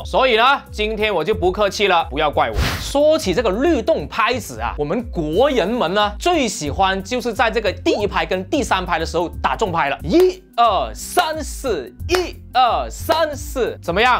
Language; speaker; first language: Chinese; non-native, local second language; Cantonese